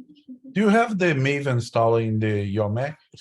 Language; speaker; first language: English; non-native, learner; Portuguese